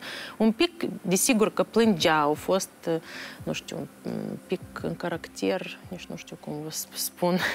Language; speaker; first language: Romanian; non-native, local second language; Russian